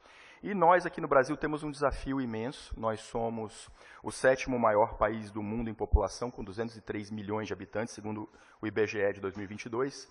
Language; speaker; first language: Portuguese; native; Portuguese